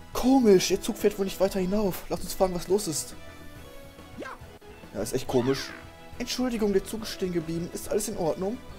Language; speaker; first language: German; native; German